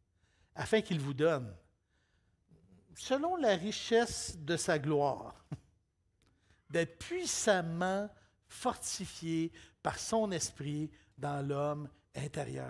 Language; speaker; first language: French; native; French